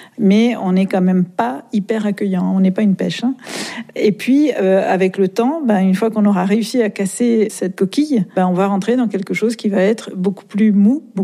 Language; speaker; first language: French; native; French